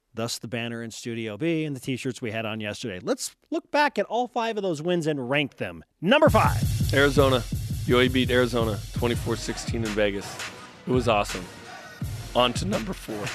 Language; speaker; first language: English; native; English